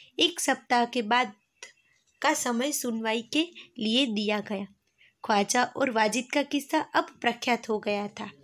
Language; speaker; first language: Hindi; non-native, local second language; Gujarati